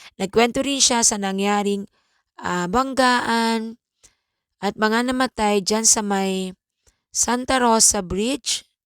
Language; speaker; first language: Filipino; native; Filipino